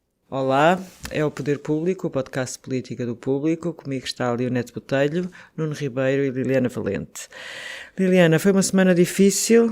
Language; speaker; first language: Portuguese; native; Portuguese